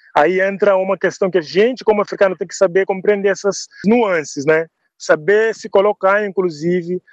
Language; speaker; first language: Portuguese; non-native, local second language; Upper Guinea Crioulo